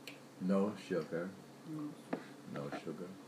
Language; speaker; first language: Spanish; non-native, learner; English